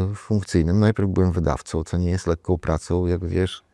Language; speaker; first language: Polish; native; Polish